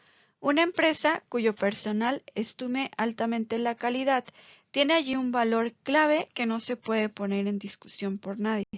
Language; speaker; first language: Spanish; native; Spanish